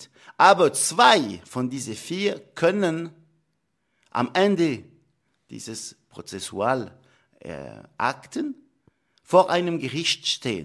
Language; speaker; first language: German; non-native, local second language; French